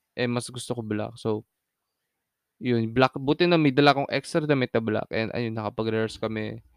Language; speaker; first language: Filipino; non-native, local second language; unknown